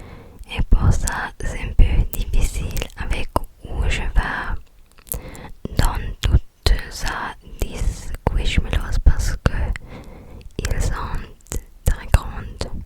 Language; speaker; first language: French; non-native, learner; English